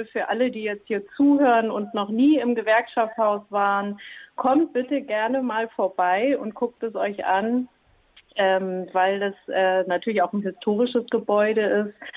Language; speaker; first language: German; native; German